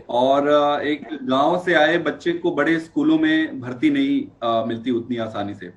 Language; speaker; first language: Hindi; native; Hindi